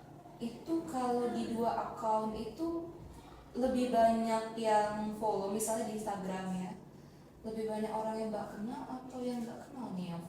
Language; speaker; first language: Indonesian; native; Indonesian